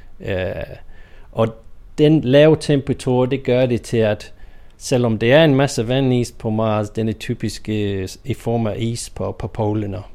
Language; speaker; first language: Danish; non-native, fluent; English